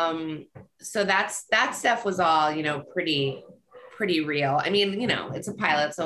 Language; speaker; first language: English; native; English